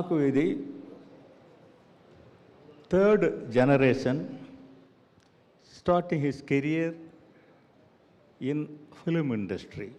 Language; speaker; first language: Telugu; non-native, learner; Tamil